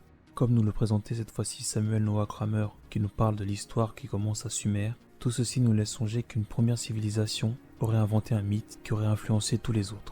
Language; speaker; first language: French; native; French